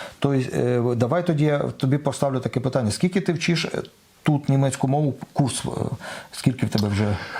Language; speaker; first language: Ukrainian; non-native, local second language; Russian